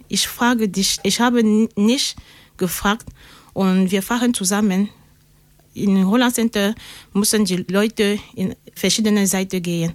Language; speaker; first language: German; non-native, learner; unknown